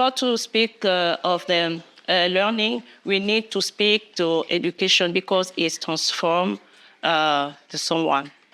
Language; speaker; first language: English; non-native, learner; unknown